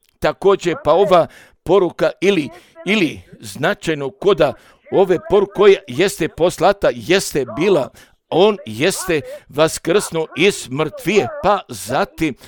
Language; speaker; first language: Croatian; early bilingual, heritage; Croatian